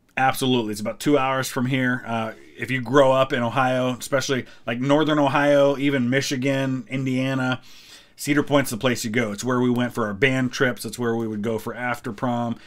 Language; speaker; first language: English; native; English